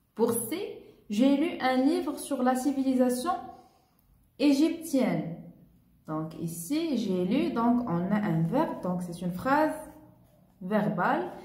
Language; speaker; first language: French; non-native, local second language; Arabic